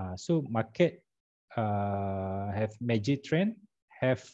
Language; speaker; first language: English; non-native, local second language; Malay